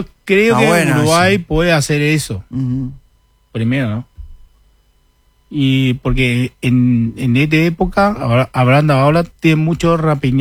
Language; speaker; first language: Spanish; non-native, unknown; Chinese